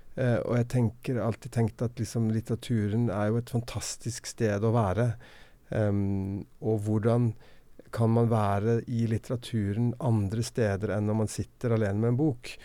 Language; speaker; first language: Norwegian; native; Norwegian